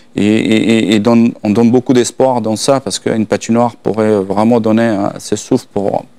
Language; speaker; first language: French; non-native, fluent; Slovak